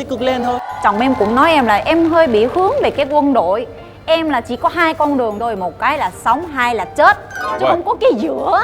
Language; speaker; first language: Vietnamese; non-native, fluent; Korean